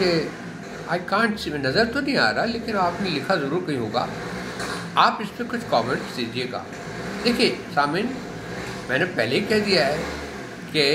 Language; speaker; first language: Hindi; native; Hindi